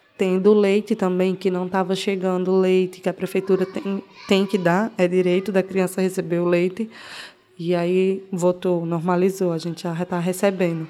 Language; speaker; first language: Portuguese; native; Portuguese